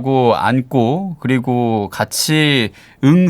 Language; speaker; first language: Korean; native; Korean